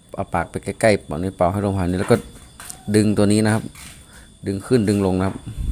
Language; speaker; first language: Thai; native; Thai